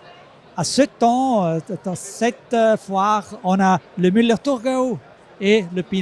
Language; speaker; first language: French; non-native, local second language; German